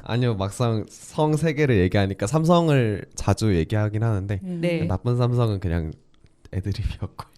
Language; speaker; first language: Korean; native; Korean